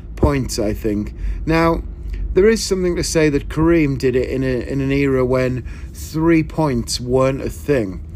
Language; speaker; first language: English; native; English